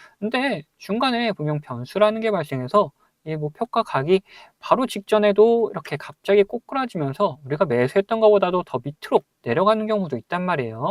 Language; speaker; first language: Korean; native; Korean